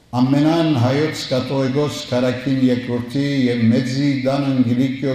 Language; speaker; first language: Armenian; early bilingual, heritage; Armenian